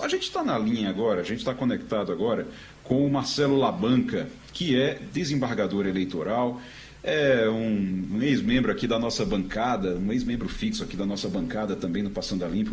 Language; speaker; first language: Portuguese; native; Portuguese